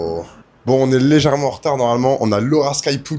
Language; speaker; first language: French; native; French